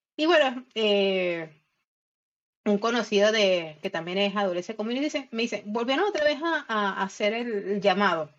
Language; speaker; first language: Spanish; native; Spanish